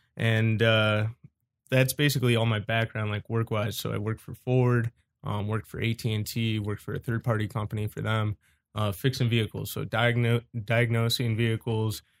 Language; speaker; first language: English; native; English